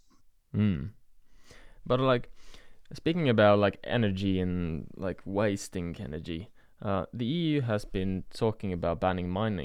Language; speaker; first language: English; non-native, fluent; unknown